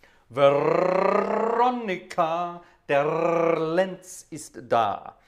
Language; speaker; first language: German; non-native, fluent; English